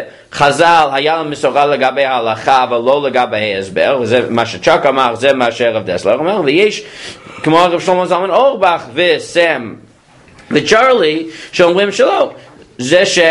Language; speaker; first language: Hebrew; non-native, fluent; English